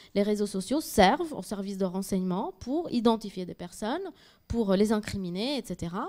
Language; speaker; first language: French; native; French